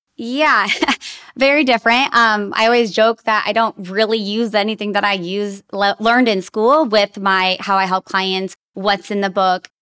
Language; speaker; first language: English; native; English